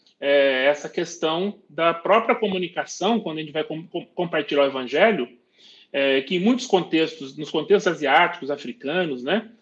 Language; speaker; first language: Portuguese; native; Portuguese